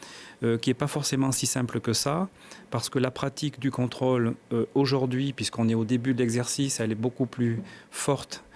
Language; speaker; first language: French; native; French